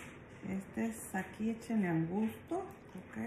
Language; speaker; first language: Spanish; native; Spanish